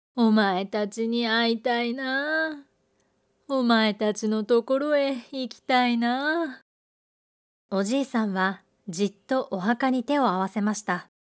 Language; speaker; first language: Japanese; native; Japanese